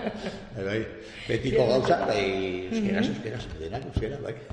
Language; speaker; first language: Basque; non-native, local second language; Spanish